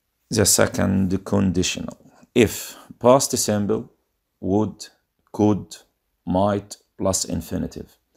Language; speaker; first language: English; non-native, fluent; Arabic